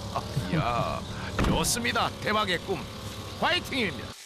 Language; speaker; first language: Korean; native; Korean